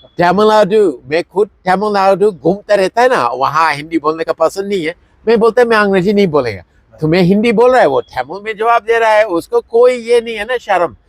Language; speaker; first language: Hindi; non-native, fluent; English